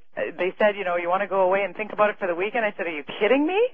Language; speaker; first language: English; native; English